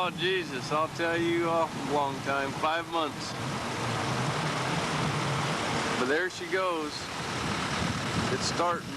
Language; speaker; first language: English; native; English